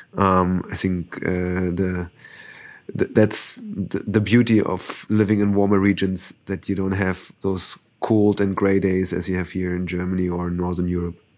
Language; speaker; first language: English; non-native, fluent; German